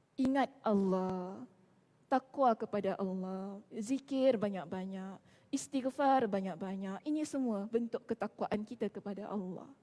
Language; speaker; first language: Malay; native; Malay